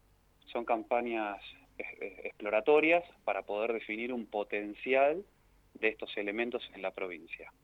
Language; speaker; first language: Spanish; native; Spanish